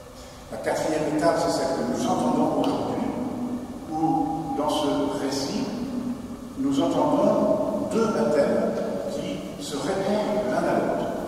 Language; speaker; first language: French; native; French